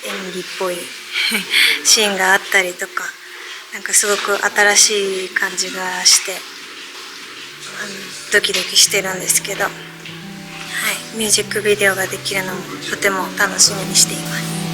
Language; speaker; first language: Japanese; native; Japanese